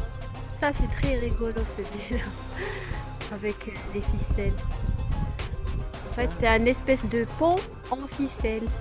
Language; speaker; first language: French; non-native, local second language; Arabic